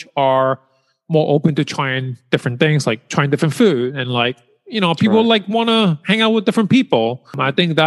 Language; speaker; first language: English; early bilingual, other home language; Chinese